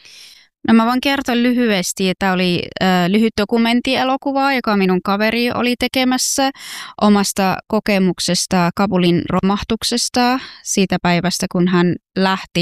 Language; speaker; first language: Finnish; non-native, fluent; Persian